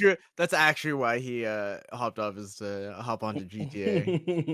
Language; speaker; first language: English; native; English